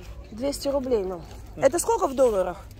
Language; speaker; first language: Russian; native; Russian